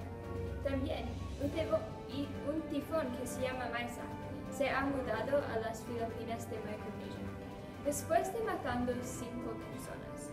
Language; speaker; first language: Spanish; non-native, learner; English